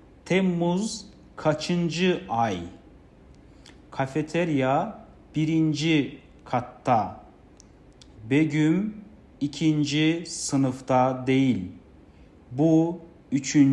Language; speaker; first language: Turkish; non-native, fluent; Kazakh